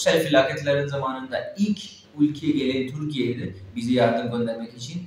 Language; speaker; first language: Turkish; non-native, fluent; Urdu